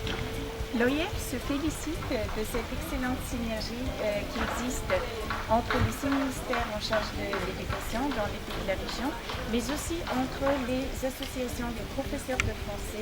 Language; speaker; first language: French; non-native, fluent; Bulgarian